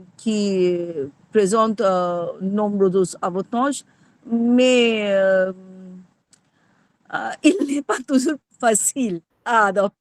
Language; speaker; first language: French; non-native, learner; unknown